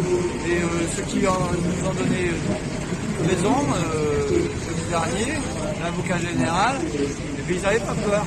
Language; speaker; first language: French; native; French